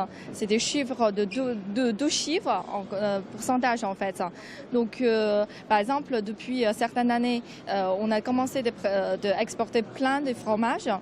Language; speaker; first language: French; non-native, fluent; Chinese